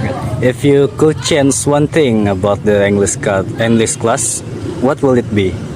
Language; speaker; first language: English; non-native, learner; Indonesian